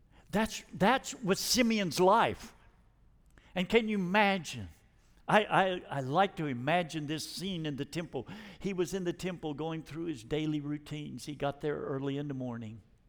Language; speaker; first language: English; native; English